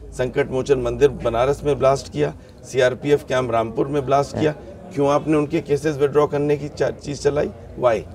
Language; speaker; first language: Hindi; native; Hindi